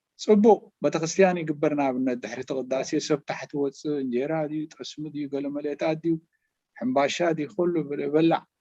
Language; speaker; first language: Tigrinya; native; Tigrinya